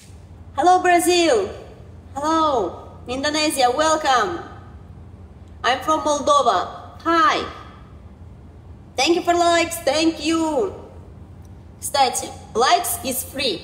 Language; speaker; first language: English; non-native, learner; Romanian